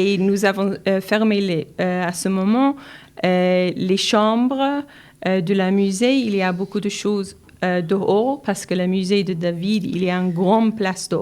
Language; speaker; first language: French; non-native, learner; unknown